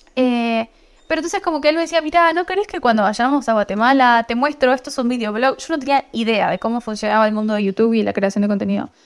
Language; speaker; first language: Spanish; native; Spanish